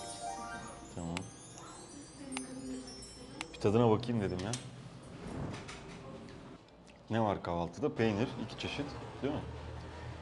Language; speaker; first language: Turkish; native; Turkish